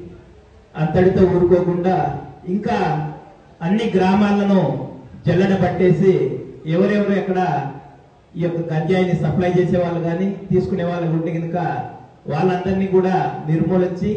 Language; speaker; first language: Telugu; native; Telugu